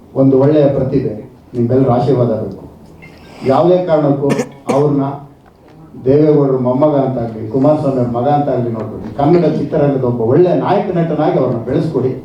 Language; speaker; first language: Kannada; non-native, local second language; Telugu